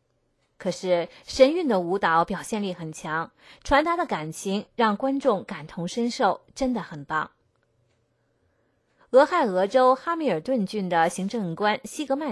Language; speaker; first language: Chinese; native; Chinese